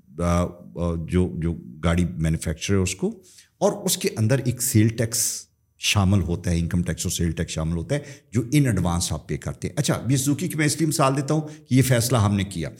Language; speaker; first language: Urdu; native; Urdu